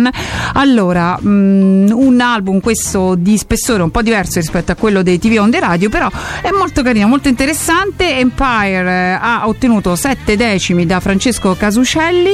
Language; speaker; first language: Italian; native; Italian